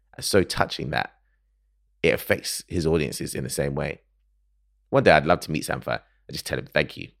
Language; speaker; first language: English; early bilingual, other home language; Akan